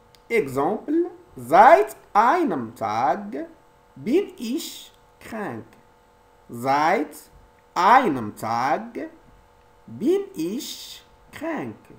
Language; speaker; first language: German; non-native, learner; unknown